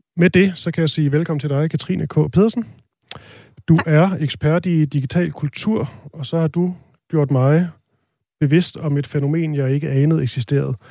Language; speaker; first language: Danish; native; Danish